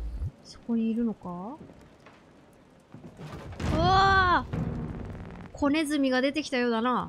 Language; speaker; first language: Japanese; native; Japanese